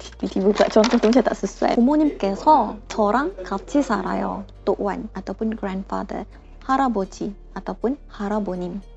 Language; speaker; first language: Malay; native; Malay